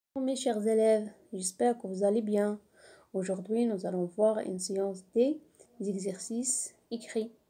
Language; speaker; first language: French; non-native, local second language; Arabic